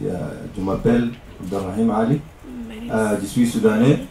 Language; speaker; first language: French; non-native, learner; Arabic